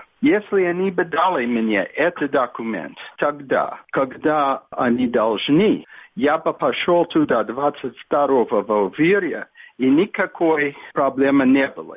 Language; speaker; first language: Russian; non-native, fluent; English